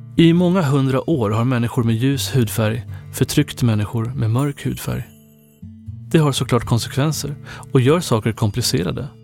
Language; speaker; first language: Swedish; native; Swedish